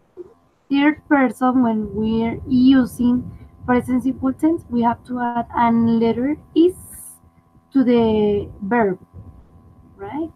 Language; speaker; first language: English; non-native, fluent; Spanish